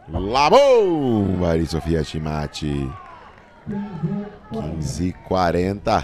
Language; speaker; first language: Portuguese; native; Portuguese